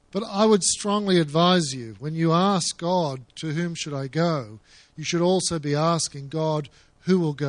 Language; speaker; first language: English; native; English